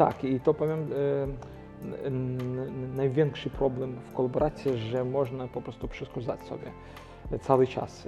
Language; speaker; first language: Polish; non-native, local second language; Ukrainian